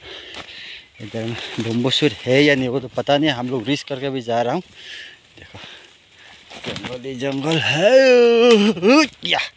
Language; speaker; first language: Hindi; non-native, local second language; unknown